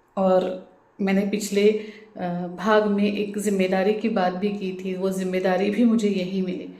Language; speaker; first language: Hindi; non-native, local second language; Marathi